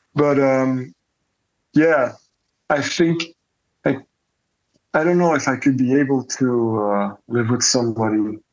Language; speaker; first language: English; non-native, fluent; Dutch